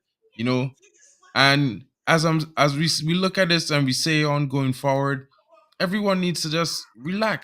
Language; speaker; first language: English; native; English